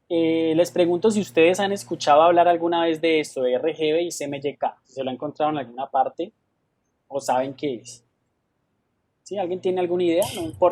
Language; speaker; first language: Spanish; native; Spanish